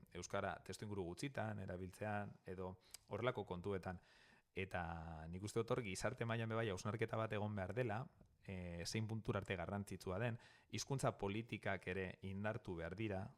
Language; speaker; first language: Basque; non-native, local second language; Spanish